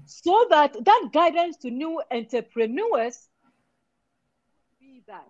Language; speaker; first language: English; non-native, local second language; Akan